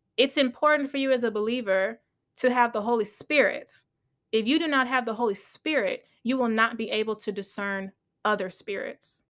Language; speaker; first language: English; native; English